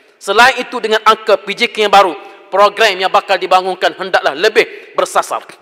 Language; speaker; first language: Malay; native; Malay